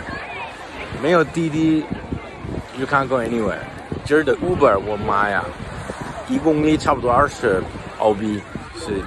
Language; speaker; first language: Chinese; non-native, fluent; English